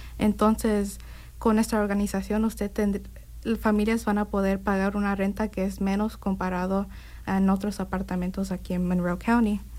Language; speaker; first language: Spanish; early bilingual, heritage; Spanish